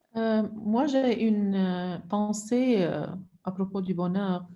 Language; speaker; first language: French; non-native, local second language; Arabic